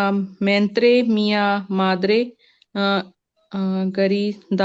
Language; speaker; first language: Italian; non-native, learner; Punjabi